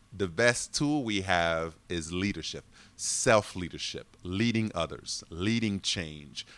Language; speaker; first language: English; non-native, fluent; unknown